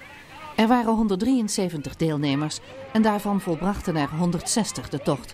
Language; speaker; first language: Dutch; native; Dutch